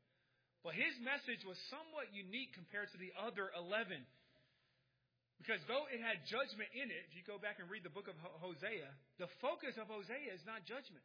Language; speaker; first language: English; native; English